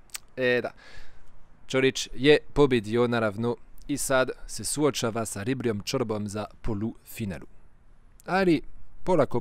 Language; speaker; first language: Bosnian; non-native, fluent; French